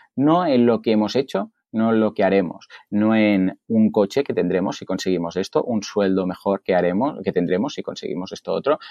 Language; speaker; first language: Spanish; native; Spanish